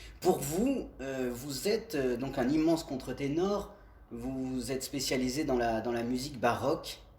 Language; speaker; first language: French; native; French